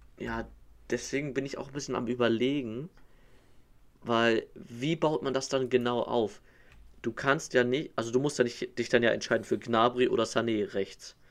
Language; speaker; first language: German; native; German